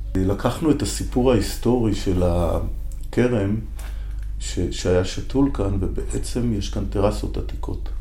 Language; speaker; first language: Hebrew; native; Hebrew